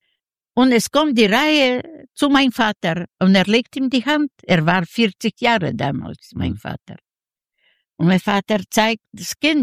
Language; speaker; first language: German; non-native, learner; Yiddish